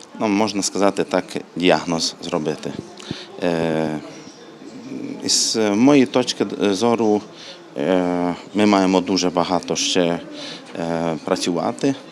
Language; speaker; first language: Ukrainian; non-native, local second language; Hungarian